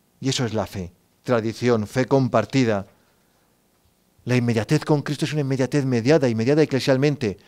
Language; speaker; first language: Spanish; native; Spanish